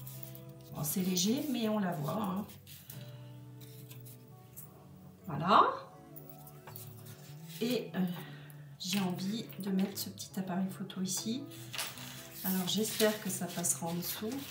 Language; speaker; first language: French; native; French